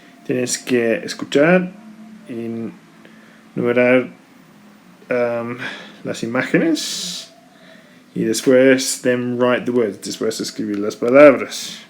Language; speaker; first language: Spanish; non-native, fluent; English